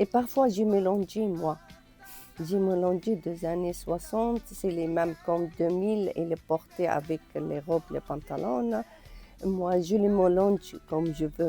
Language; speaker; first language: French; non-native, learner; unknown